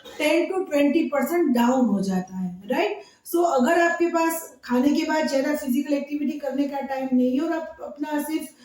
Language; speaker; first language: Hindi; non-native, local second language; Gujarati